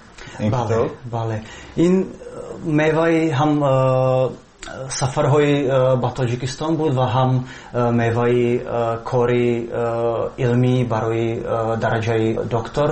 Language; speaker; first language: Persian; non-native, fluent; Czech